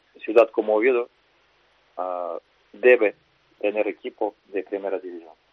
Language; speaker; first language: Spanish; non-native, fluent; Russian